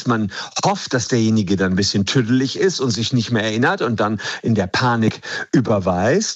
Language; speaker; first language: German; native; German